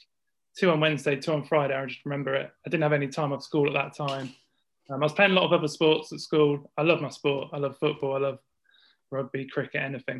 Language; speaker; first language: English; native; English